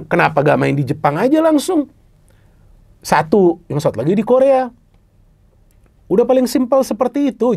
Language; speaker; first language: Indonesian; native; Indonesian